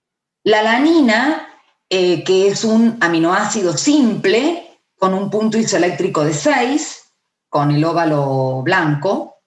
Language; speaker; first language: Spanish; native; Spanish